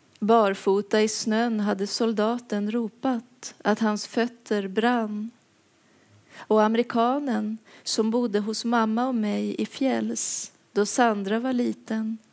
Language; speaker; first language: Swedish; native; Swedish